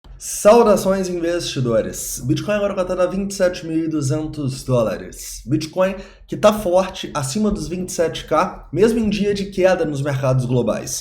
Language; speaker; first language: Portuguese; native; Portuguese